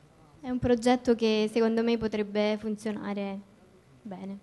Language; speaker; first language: Italian; native; Italian